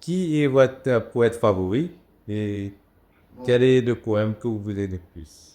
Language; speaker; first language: French; non-native, local second language; Morisyen